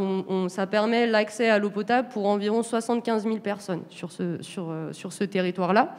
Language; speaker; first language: French; native; French